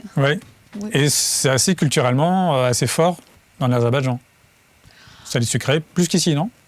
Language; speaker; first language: French; native; French